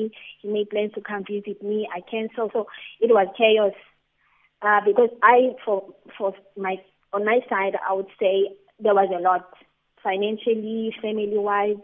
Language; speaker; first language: English; non-native, local second language; Xhosa